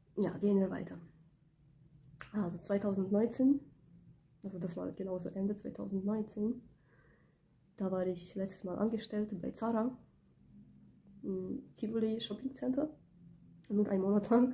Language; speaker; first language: German; early bilingual, other home language; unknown